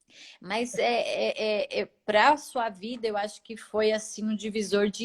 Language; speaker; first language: Portuguese; native; Portuguese